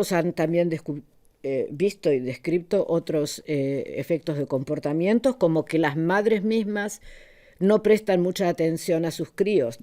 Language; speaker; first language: Spanish; native; Spanish